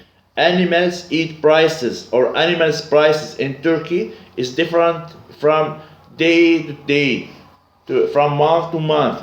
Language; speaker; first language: English; non-native, learner; Arabic